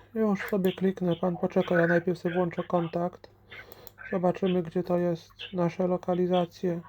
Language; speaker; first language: Polish; native; Polish